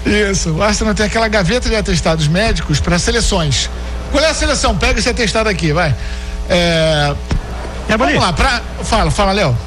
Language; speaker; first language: Portuguese; native; Portuguese